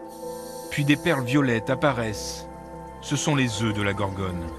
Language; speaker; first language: French; native; French